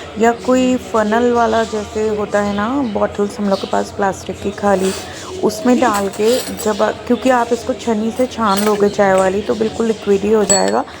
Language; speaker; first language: Hindi; non-native, local second language; Bangla